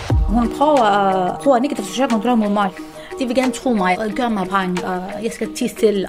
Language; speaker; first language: Danish; non-native, fluent; Arabic